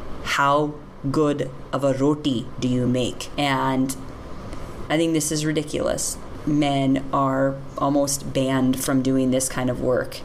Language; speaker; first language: English; native; English